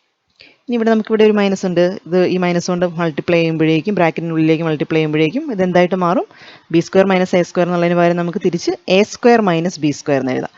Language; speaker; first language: Malayalam; native; Malayalam